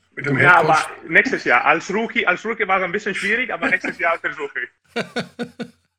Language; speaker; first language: German; non-native, fluent; Italian